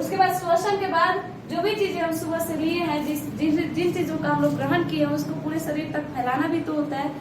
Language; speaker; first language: Hindi; native; Hindi